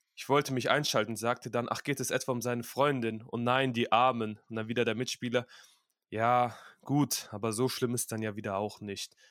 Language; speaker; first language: German; early bilingual, other home language; Russian